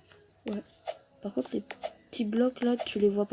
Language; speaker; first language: French; native; French